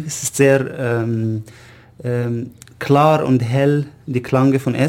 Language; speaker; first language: German; non-native, learner; Arabic